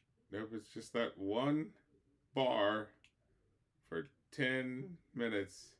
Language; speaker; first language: English; native; English